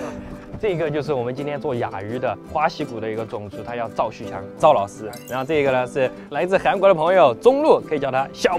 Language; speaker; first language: Chinese; native; Chinese